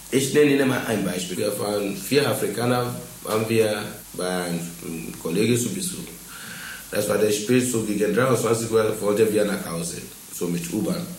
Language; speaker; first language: German; non-native, fluent; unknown